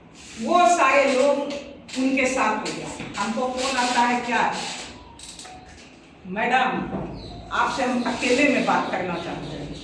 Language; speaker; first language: Hindi; native; Hindi